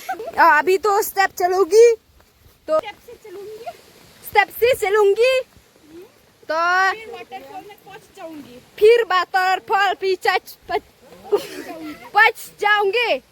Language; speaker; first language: Hindi; non-native, learner; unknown